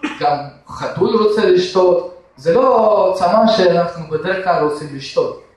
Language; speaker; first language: Hebrew; non-native, fluent; Russian